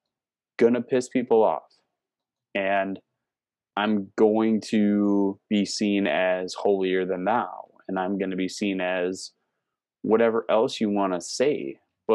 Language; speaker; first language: English; native; English